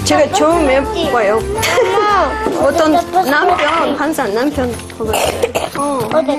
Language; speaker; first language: Korean; non-native, learner; Russian